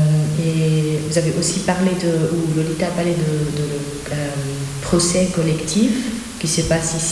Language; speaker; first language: French; non-native, learner; German